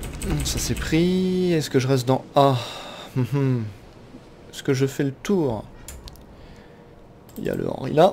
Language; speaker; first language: French; native; French